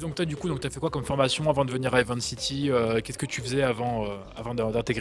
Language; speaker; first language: French; native; French